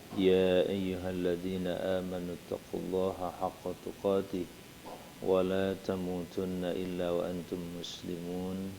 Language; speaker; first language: Arabic; non-native, fluent; Indonesian